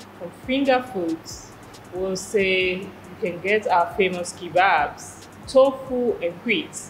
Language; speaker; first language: English; non-native, fluent; French